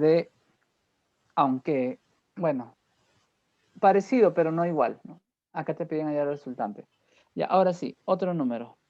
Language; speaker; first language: Spanish; native; Spanish